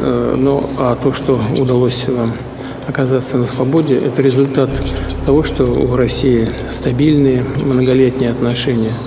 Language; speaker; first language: Russian; native; Russian